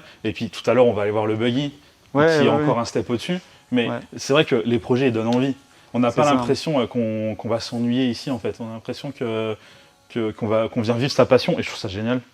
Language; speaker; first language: French; native; French